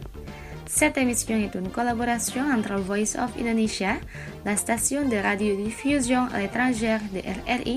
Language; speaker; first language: French; non-native, fluent; Indonesian